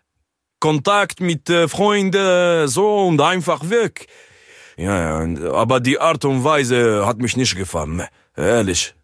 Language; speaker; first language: German; non-native, learner; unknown